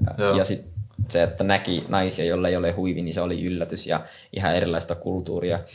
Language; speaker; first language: Finnish; non-native, fluent; Somali